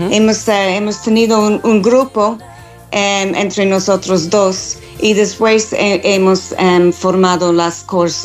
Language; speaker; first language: Spanish; non-native, fluent; English